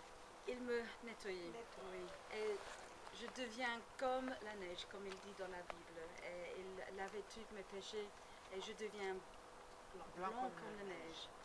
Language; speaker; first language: French; non-native, learner; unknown